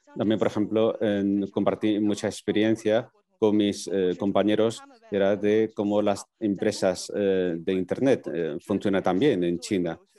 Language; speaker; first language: Spanish; non-native, fluent; Chinese